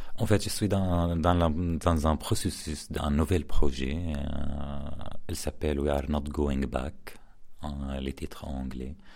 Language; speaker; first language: French; non-native, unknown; Arabic